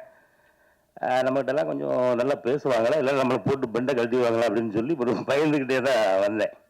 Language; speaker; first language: Tamil; native; Tamil